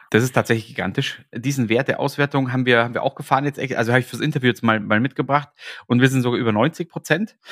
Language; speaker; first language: German; native; German